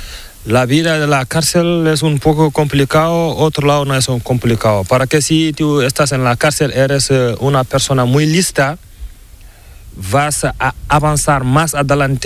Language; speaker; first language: Spanish; non-native, learner; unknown